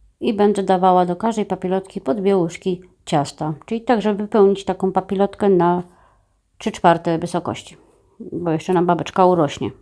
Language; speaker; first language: Polish; native; Polish